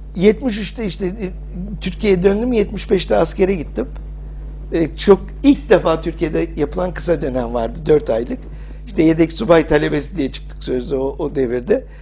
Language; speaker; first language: Turkish; early bilingual, heritage; English